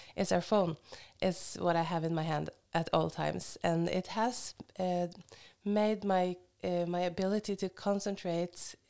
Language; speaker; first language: English; non-native, fluent; Norwegian